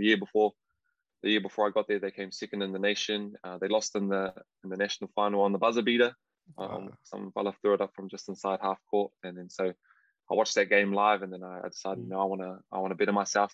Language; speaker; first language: English; native; English